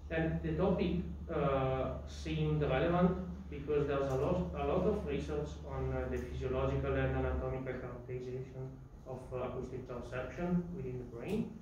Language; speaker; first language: English; non-native, fluent; Italian